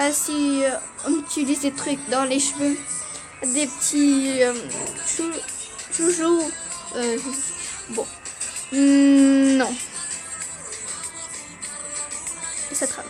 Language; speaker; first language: French; early bilingual, other home language; Portuguese